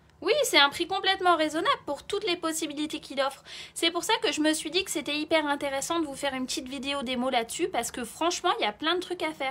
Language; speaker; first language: French; native; French